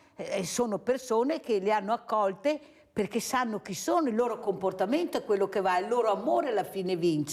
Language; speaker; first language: Italian; native; Italian